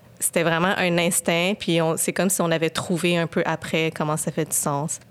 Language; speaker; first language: French; native; French